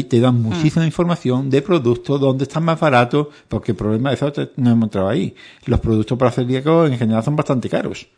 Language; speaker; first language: Spanish; native; Spanish